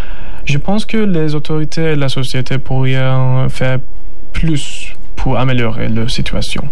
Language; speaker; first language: French; non-native, learner; Turkish